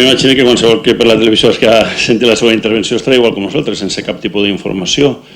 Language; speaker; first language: Catalan; native; Catalan